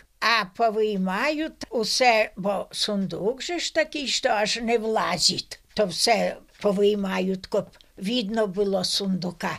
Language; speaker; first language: Ukrainian; native; Ukrainian